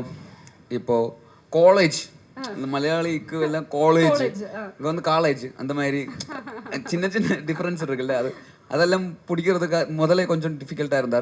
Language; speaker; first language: Tamil; non-native, local second language; Malayalam